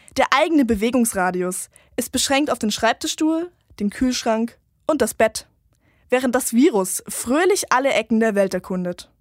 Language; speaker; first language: German; native; German